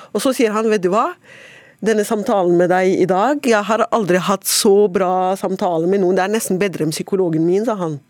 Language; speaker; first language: Norwegian; non-native, fluent; Arabic